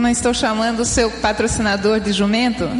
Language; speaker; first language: Portuguese; native; Portuguese